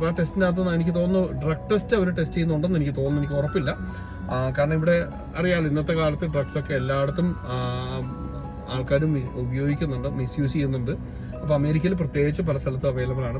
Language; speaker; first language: Malayalam; native; Malayalam